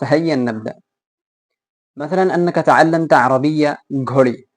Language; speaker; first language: Arabic; non-native, fluent; Bangla